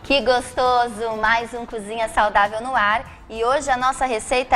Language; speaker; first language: Portuguese; native; Portuguese